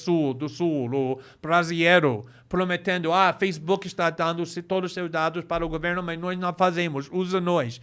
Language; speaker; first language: Portuguese; non-native, fluent; English